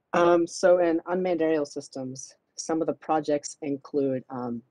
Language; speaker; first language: English; native; English